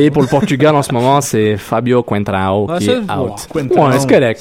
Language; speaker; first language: French; native; French